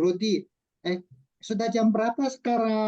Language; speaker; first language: Indonesian; non-native, fluent; Chinese